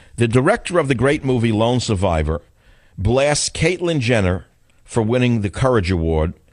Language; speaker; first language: English; native; English